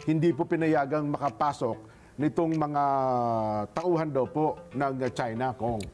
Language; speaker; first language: Filipino; native; Filipino